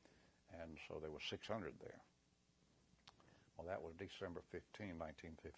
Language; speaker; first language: English; native; English